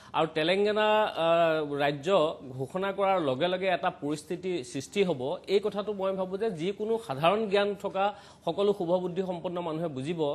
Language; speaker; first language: Assamese; native; Assamese